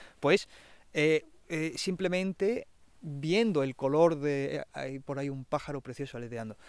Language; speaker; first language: Spanish; native; Spanish